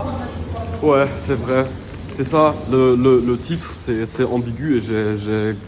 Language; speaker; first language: French; non-native, fluent; German